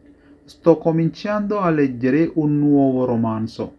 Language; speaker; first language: Italian; non-native, fluent; Sinhala